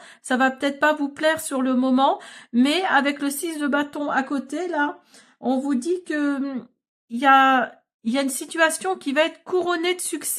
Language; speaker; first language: French; native; French